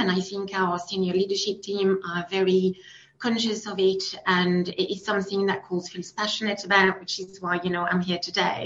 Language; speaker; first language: English; non-native, fluent; French